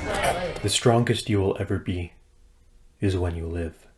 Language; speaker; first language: English; native; English